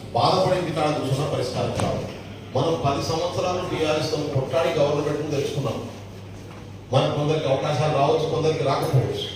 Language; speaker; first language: Telugu; non-native, local second language; Lambadi